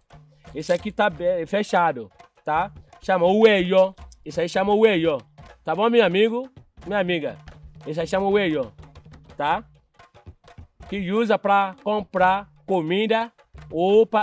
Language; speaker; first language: Portuguese; non-native, learner; Yoruba